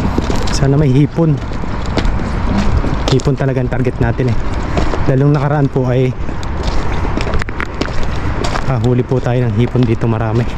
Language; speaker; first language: Filipino; native; Filipino